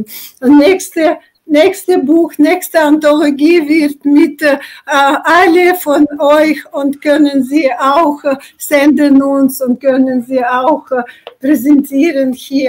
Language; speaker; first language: German; non-native, learner; Ukrainian